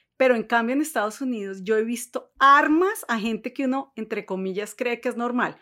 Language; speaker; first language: Spanish; native; Spanish